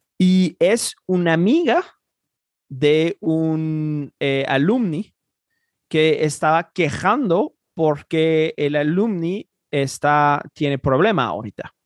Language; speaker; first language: Spanish; non-native, fluent; Haitian Creole